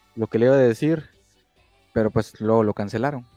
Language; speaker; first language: Spanish; native; Spanish